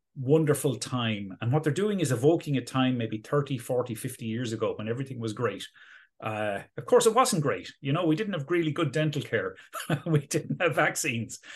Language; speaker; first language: English; native; English